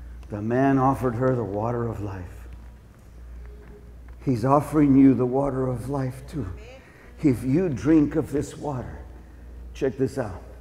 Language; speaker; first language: English; early bilingual, other home language; Spanish